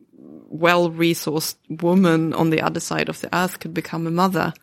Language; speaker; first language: English; early bilingual, other home language; Swedish